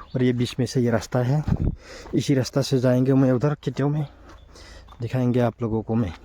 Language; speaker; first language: Hindi; non-native, local second language; Assamese